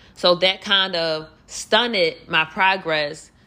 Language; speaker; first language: English; native; English